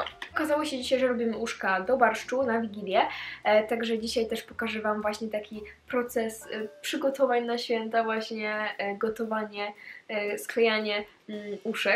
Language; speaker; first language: Polish; native; Polish